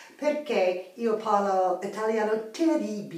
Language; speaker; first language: Italian; non-native, learner; English